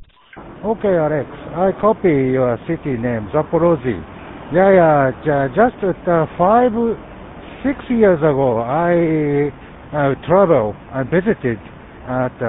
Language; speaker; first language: English; non-native, learner; Japanese